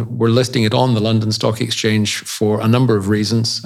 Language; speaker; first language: English; native; English